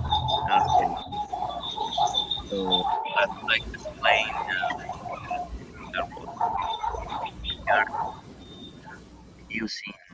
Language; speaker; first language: English; non-native, learner; Spanish